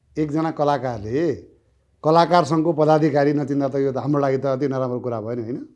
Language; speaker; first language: Nepali; native; Nepali